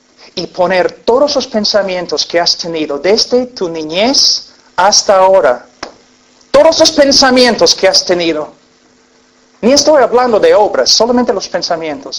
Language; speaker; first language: Spanish; non-native, fluent; English